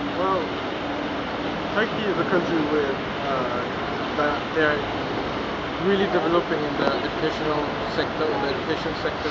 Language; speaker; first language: English; non-native, fluent; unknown